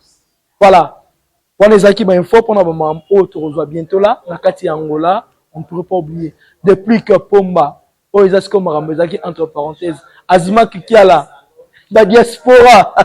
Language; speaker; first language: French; non-native, local second language; Lingala